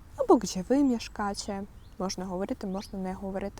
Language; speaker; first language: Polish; non-native, fluent; Ukrainian